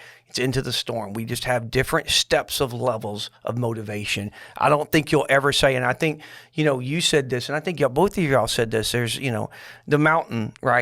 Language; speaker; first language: English; native; English